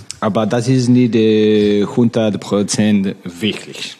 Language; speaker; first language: German; non-native, learner; Spanish